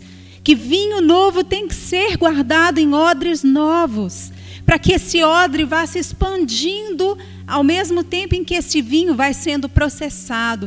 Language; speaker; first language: Portuguese; native; Portuguese